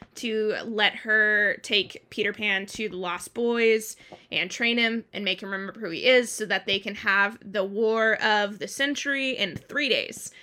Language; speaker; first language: English; early bilingual, other home language; Thai